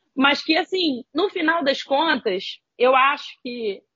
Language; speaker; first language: Portuguese; native; Portuguese